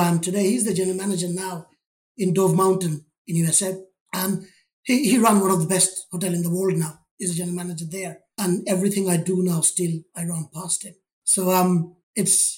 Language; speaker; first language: English; non-native, local second language; Bangla